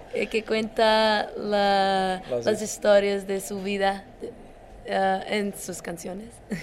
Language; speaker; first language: Spanish; non-native, learner; Portuguese